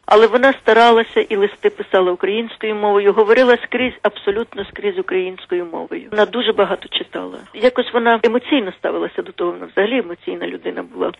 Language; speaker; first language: Ukrainian; native; Ukrainian